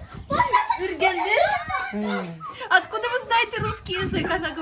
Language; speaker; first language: Russian; native; Russian